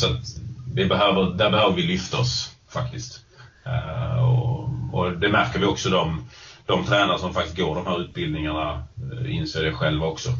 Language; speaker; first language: Swedish; native; Swedish